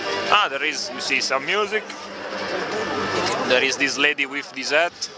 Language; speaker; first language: English; non-native, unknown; Italian